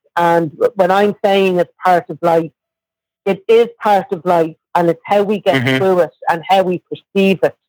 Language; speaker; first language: English; native; English